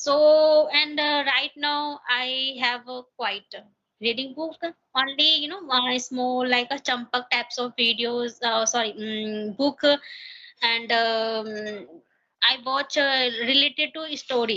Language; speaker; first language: English; non-native, learner; Hindi